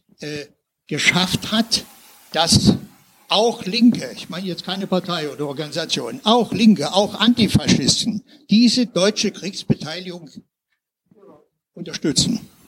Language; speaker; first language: German; native; German